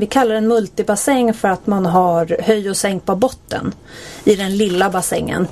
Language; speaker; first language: Swedish; native; Swedish